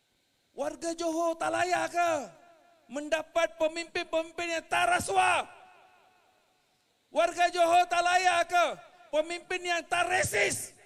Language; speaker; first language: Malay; non-native, local second language; Tamil